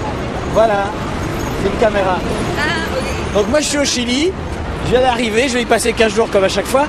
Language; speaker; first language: French; native; French